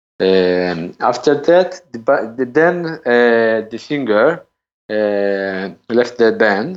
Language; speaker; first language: English; non-native, learner; Italian